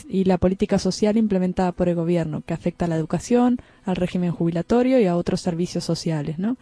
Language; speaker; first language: Spanish; native; Spanish